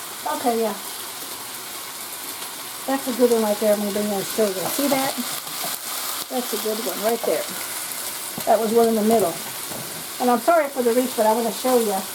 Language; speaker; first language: English; native; English